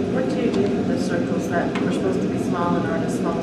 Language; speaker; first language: English; native; English